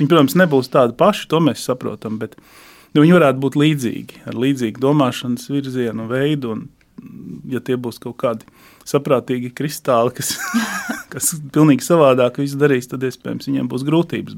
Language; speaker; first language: Latvian; native; Latvian